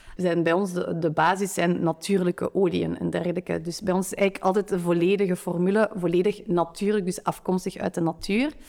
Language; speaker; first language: Dutch; native; Dutch